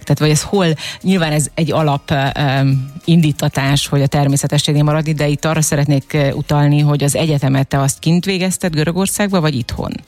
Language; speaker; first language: Hungarian; native; Hungarian